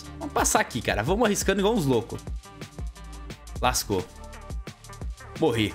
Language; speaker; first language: Portuguese; native; Portuguese